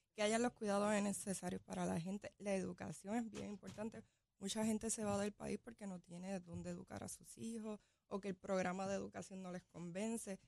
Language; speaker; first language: Spanish; native; Spanish